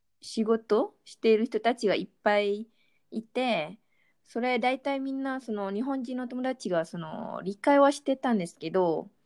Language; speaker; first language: Japanese; non-native, fluent; Malay